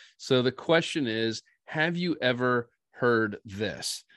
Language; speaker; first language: English; native; English